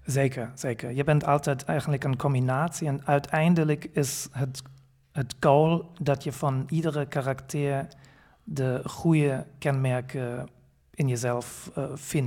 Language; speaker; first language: Dutch; non-native, fluent; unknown